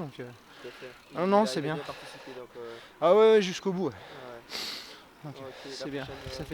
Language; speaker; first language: French; native; French